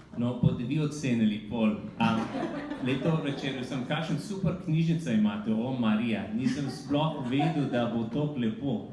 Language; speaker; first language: Slovenian; non-native, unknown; English